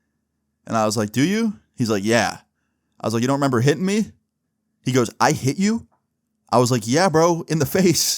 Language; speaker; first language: English; native; English